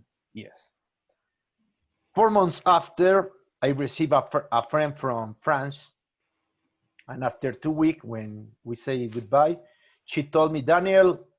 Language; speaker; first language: English; non-native, learner; Spanish